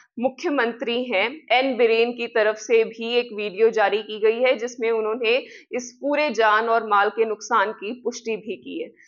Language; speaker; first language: Hindi; non-native, local second language; Punjabi